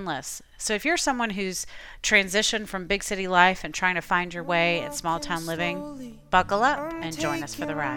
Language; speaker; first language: English; native; English